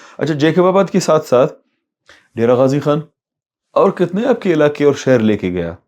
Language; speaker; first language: Urdu; non-native, local second language; Baluchi